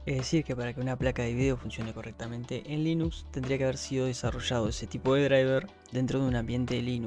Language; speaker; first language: Spanish; native; Spanish